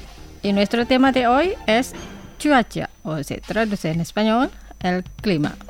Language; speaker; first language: Spanish; non-native, fluent; Indonesian